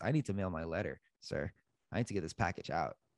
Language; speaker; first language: English; native; English